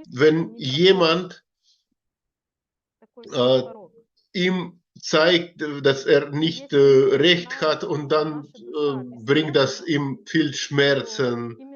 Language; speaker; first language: German; non-native, learner; Russian